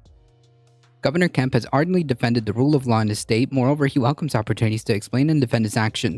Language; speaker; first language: English; native; English